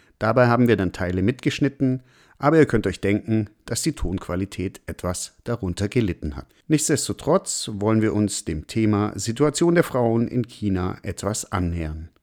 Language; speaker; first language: German; native; German